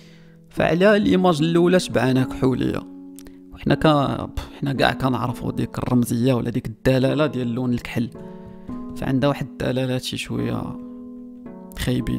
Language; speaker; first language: Arabic; native; Arabic